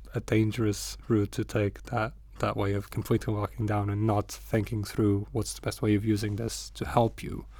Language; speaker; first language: English; non-native, fluent; Portuguese